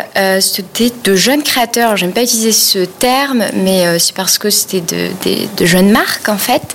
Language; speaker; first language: French; native; French